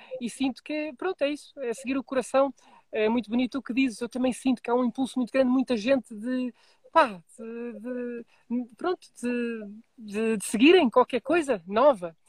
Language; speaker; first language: Portuguese; native; Portuguese